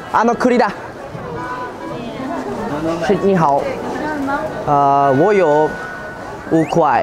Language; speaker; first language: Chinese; non-native, learner; Japanese